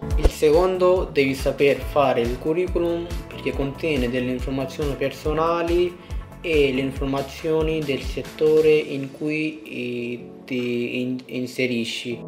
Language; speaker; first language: Italian; non-native, fluent; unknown